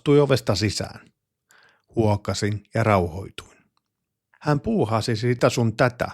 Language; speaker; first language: Finnish; native; Finnish